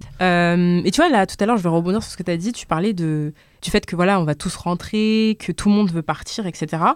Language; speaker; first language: French; early bilingual, other home language; Lingala